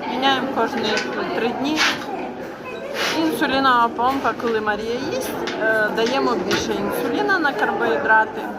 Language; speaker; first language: Ukrainian; native; Ukrainian